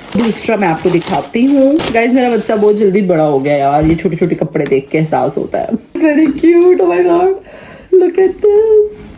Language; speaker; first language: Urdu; native; Urdu